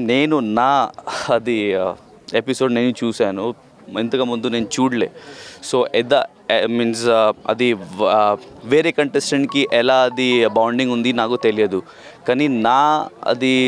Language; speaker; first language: Telugu; non-native, learner; Hindi